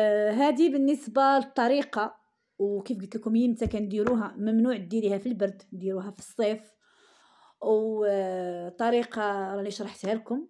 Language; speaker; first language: Arabic; native; Arabic